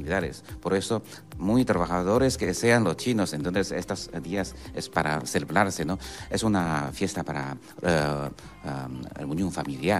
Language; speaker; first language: Spanish; non-native, fluent; Chinese